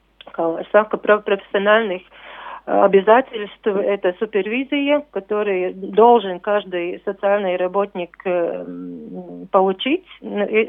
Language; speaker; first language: Russian; non-native, local second language; Latvian